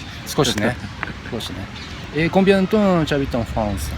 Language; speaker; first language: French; non-native, learner; Japanese